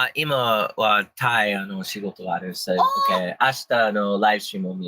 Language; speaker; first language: Japanese; non-native, learner; English